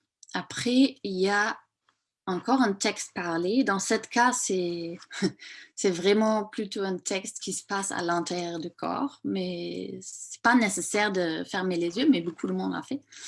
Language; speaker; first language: French; non-native, fluent; German